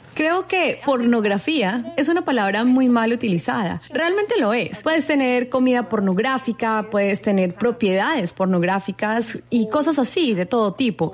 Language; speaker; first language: Spanish; non-native, fluent; English